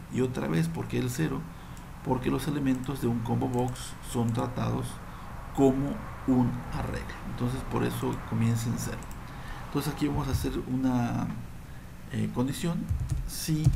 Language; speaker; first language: Spanish; native; Spanish